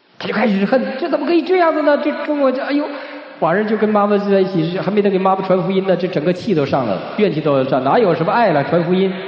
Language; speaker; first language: Chinese; native; Chinese